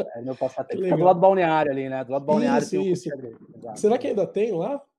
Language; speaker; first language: Portuguese; native; Portuguese